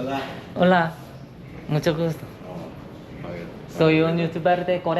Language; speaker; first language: Spanish; non-native, learner; Korean